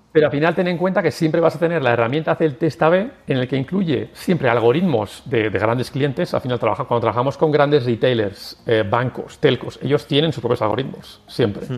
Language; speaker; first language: Spanish; native; Spanish